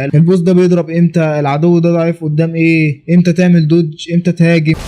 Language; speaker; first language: Arabic; native; Arabic